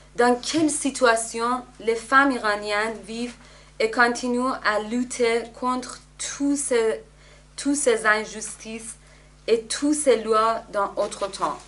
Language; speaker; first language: French; non-native, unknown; Persian